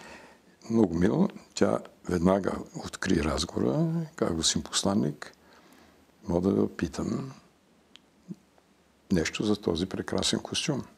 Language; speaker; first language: Bulgarian; early bilingual, heritage; Bulgarian